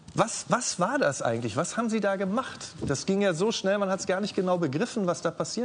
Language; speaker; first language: German; native; German